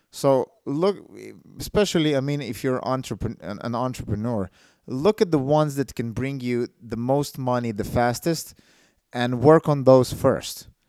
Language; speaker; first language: English; non-native, fluent; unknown